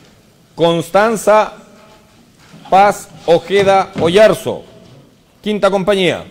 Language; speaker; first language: Spanish; native; Spanish